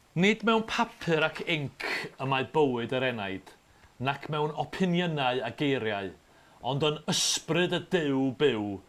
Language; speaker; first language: Welsh; native; Welsh